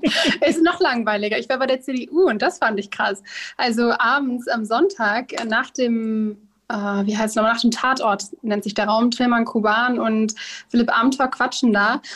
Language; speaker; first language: German; native; German